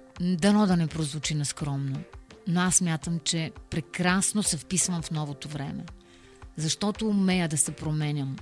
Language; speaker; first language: Bulgarian; native; Bulgarian